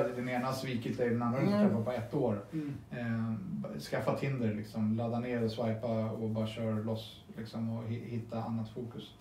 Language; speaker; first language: Swedish; native; Swedish